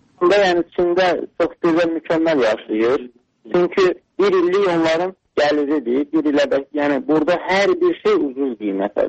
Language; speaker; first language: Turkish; non-native, learner; Azerbaijani